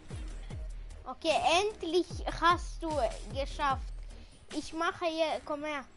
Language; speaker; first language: German; early bilingual, other home language; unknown